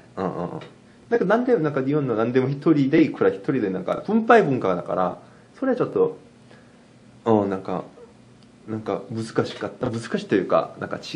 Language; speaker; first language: Japanese; non-native, fluent; Korean